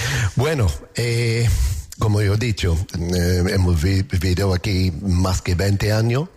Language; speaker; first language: Spanish; non-native, learner; English